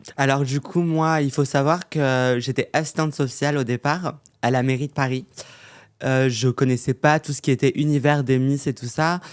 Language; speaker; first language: French; native; French